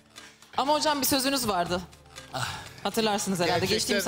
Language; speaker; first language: Turkish; native; Turkish